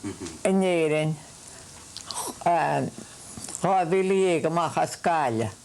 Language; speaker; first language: Irish; native; Irish